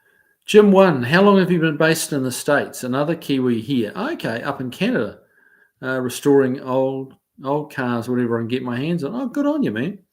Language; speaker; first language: English; native; English